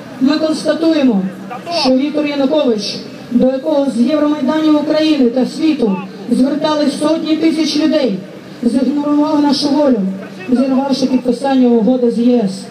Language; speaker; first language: Ukrainian; native; Ukrainian